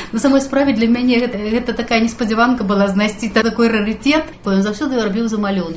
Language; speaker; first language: Belarusian; non-native, local second language; Russian